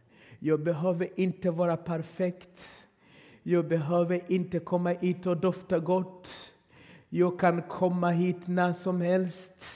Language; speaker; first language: Swedish; non-native, fluent; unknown